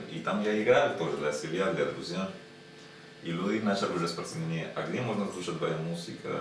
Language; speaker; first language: Russian; non-native, learner; Spanish